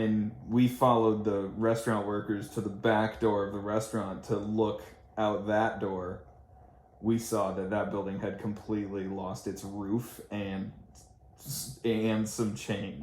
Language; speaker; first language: English; native; English